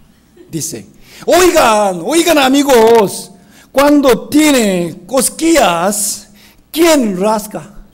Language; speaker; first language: Spanish; non-native, fluent; Korean